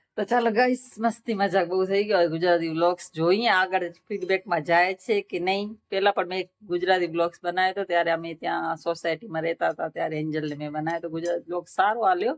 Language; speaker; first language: Gujarati; non-native, local second language; Kachhi